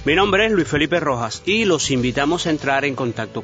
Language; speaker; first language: Spanish; native; Spanish